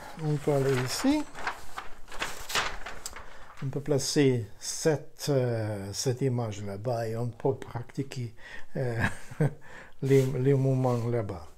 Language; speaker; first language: French; non-native, fluent; Ukrainian